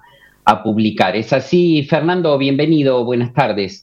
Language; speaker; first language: Spanish; native; Spanish